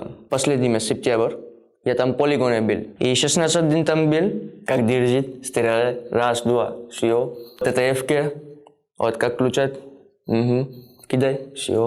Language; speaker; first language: Russian; non-native, learner; Gujarati